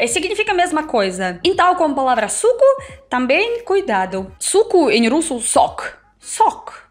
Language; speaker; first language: Portuguese; non-native, learner; Russian